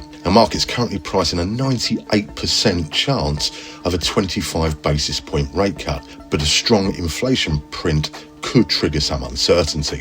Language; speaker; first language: English; native; English